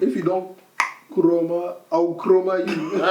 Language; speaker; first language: English; non-native, local second language; Akan